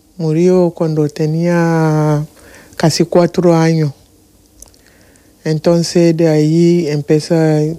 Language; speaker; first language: Spanish; non-native, learner; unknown